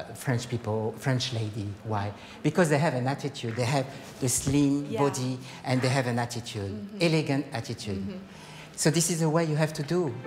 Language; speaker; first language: English; non-native, learner; French